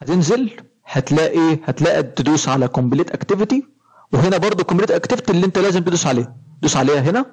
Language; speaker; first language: Arabic; native; Arabic